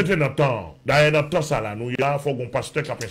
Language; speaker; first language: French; non-native, local second language; Haitian Creole